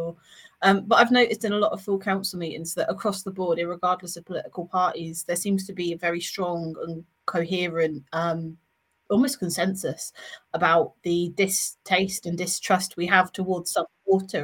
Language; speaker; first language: English; native; English